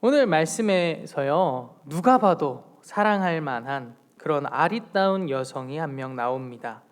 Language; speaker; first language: Korean; native; Korean